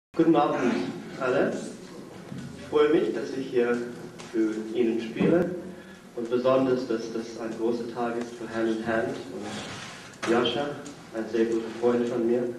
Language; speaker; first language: German; non-native, fluent; English